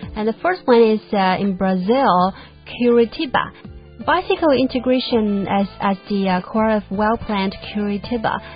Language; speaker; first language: English; non-native, fluent; Chinese